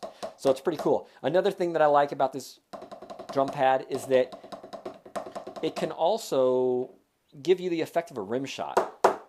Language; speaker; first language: English; native; English